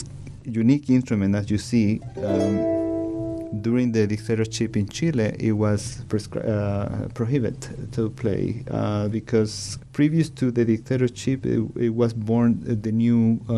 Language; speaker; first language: English; non-native, learner; Spanish